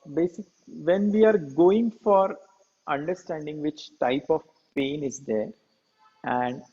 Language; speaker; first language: English; non-native, local second language; Marathi